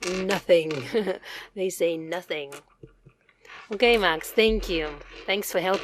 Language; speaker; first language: English; non-native, fluent; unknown